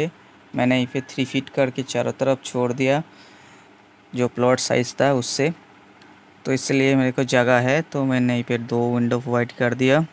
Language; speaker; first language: Hindi; non-native, local second language; Bangla